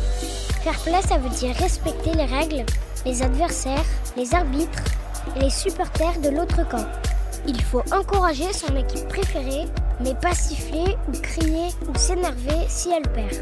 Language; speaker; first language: French; native; French